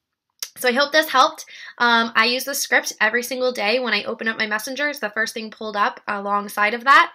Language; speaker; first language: English; native; English